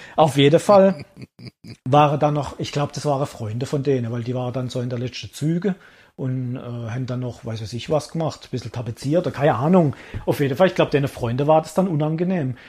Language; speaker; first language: German; early bilingual, other home language; Italian